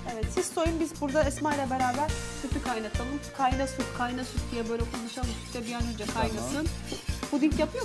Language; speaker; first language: Turkish; native; Turkish